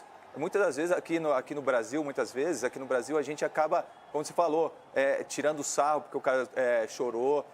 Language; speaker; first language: Portuguese; native; Portuguese